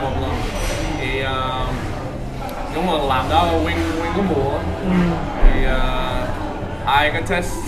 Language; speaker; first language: Vietnamese; early bilingual, heritage; English